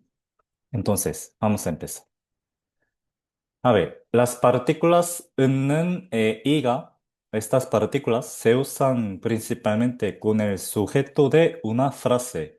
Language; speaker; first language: Spanish; non-native, fluent; Korean